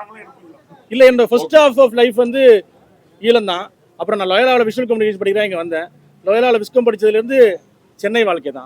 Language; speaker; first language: Tamil; native; Tamil